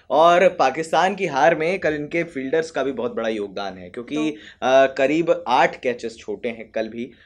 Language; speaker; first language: Hindi; native; Hindi